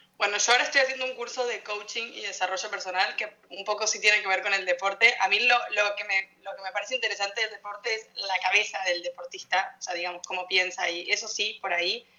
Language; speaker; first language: Spanish; native; Spanish